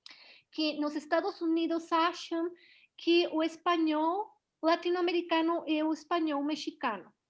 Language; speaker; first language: Portuguese; non-native, learner; Spanish